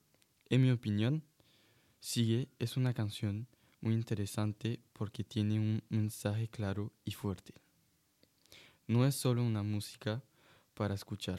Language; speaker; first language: Spanish; non-native, learner; French